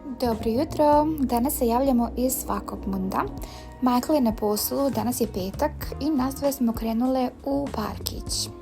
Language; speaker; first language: Bosnian; native; Bosnian